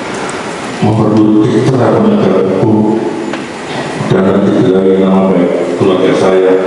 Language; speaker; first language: Indonesian; non-native, local second language; Javanese